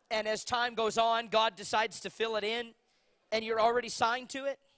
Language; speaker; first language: English; native; English